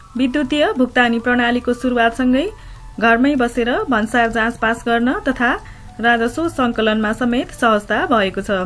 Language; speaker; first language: Nepali; native; Nepali